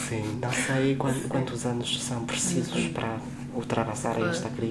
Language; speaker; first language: Portuguese; non-native, fluent; Chinese